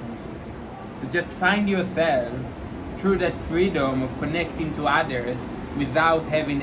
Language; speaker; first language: English; non-native, fluent; Hebrew